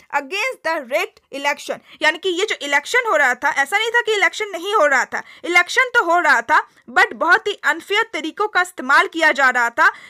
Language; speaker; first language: Hindi; native; Hindi